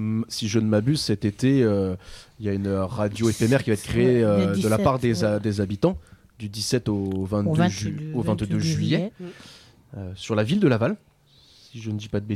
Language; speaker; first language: French; native; French